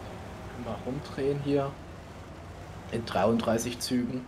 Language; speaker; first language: German; native; German